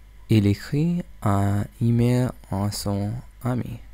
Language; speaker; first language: French; non-native, learner; English